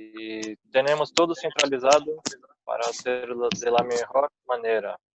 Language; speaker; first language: Spanish; non-native, fluent; Portuguese